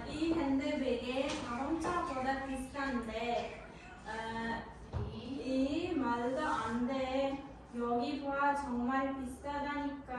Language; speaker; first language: Korean; non-native, learner; Uzbek